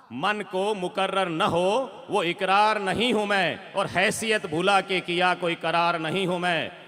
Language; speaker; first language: Hindi; non-native, local second language; Rajasthani